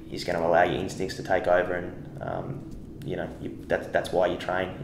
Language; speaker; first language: English; native; English